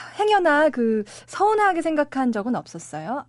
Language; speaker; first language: Korean; native; Korean